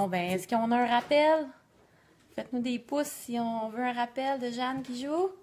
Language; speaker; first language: French; native; French